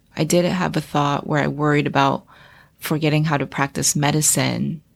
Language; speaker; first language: English; early bilingual, other home language; Chinese